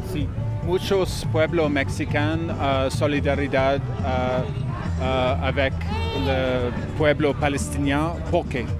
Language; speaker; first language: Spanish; non-native, learner; French